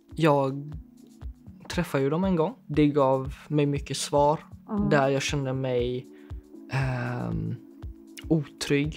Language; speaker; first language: Swedish; early bilingual, other home language; Chinese